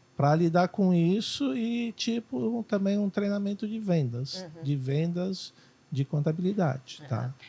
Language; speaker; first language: Portuguese; native; Portuguese